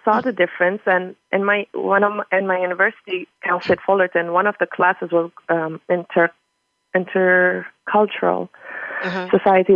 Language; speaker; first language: English; non-native, fluent; Persian